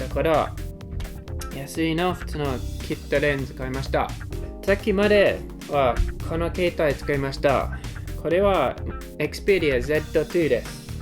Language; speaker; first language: Japanese; non-native, learner; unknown